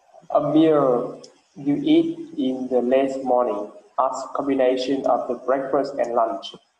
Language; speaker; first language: English; non-native, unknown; Vietnamese